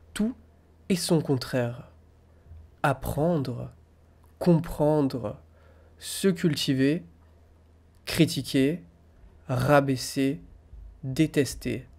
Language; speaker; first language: French; native; French